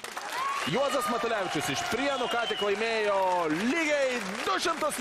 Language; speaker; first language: Lithuanian; native; Lithuanian